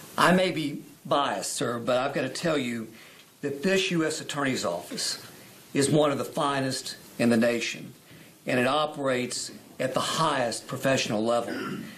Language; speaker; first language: English; native; English